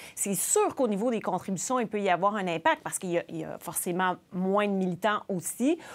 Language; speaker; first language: French; native; French